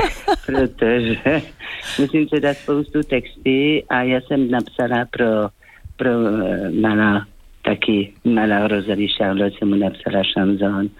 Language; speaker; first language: Czech; non-native, fluent; French